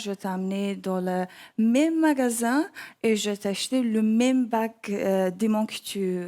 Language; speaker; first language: French; non-native, learner; English